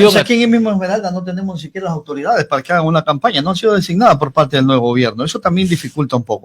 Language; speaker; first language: Spanish; native; Spanish